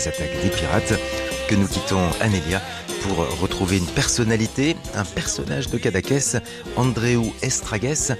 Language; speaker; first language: French; native; French